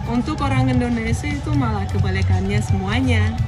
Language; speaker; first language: Indonesian; non-native, fluent; Russian